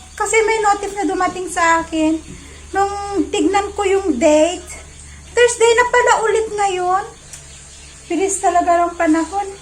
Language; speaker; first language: Filipino; native; Filipino